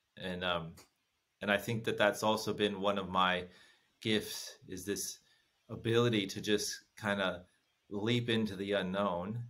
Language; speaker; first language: English; native; English